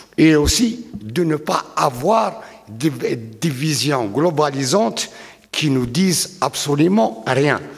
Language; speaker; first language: French; non-native, local second language; Arabic